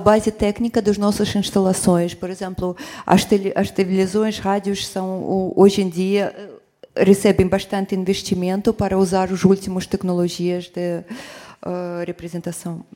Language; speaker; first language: Portuguese; non-native, fluent; Russian